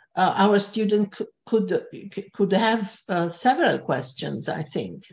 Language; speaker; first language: English; non-native, fluent; Italian